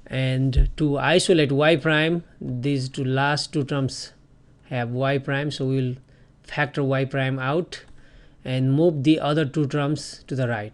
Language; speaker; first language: English; non-native, fluent; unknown